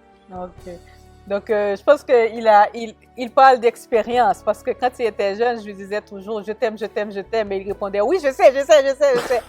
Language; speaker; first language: French; native; French